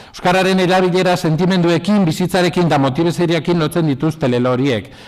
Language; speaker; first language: Basque; non-native, local second language; Spanish